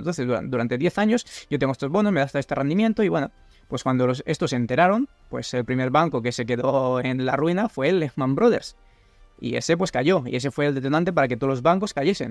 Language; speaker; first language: Spanish; native; Spanish